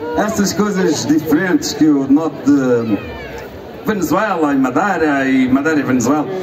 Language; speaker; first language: Portuguese; early bilingual, heritage; Portuguese